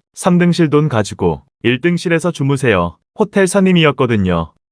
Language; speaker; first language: Korean; native; Korean